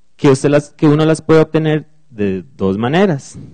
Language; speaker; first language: Spanish; native; Spanish